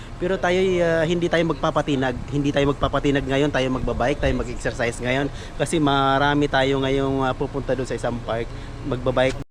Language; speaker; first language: Filipino; non-native, local second language; Cebuano